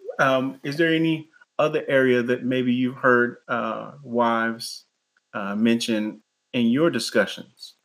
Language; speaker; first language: English; native; English